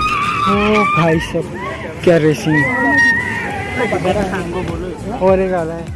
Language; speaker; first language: Hindi; non-native, local second language; Assamese